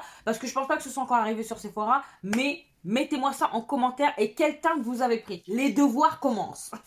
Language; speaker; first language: French; native; French